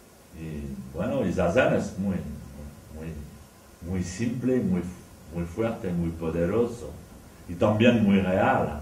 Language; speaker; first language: Spanish; non-native, fluent; French